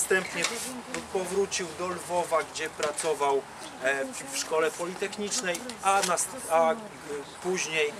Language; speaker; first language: Polish; native; Polish